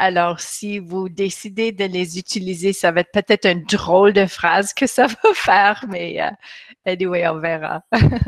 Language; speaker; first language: French; non-native, local second language; English